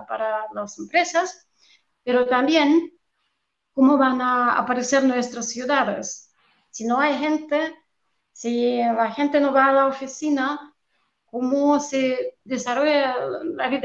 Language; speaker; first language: Spanish; non-native, fluent; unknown